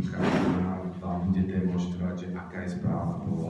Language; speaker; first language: Slovak; native; Slovak